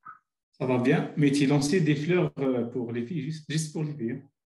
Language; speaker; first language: French; non-native, learner; Arabic